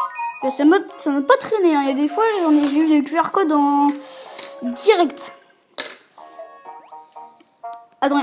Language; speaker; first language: French; native; French